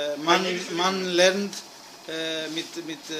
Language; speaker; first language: German; non-native, learner; Greek